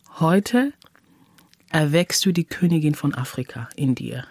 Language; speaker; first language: German; non-native, fluent; English